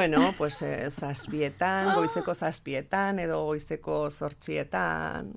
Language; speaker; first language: Basque; non-native, local second language; Spanish